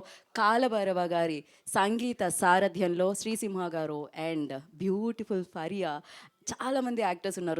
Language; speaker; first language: Telugu; native; Telugu